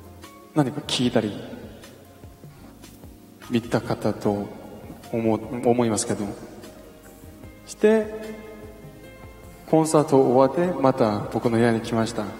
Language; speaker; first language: Japanese; non-native, learner; Korean